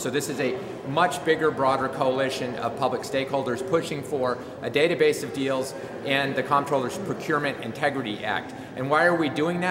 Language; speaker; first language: English; native; English